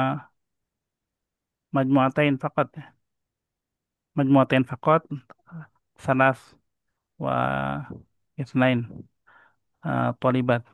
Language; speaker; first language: Arabic; non-native, fluent; Indonesian